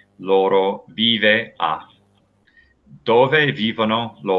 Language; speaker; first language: Italian; non-native, fluent; English